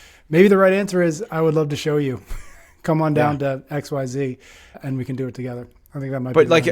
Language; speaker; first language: English; native; English